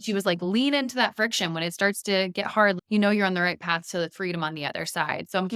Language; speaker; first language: English; native; English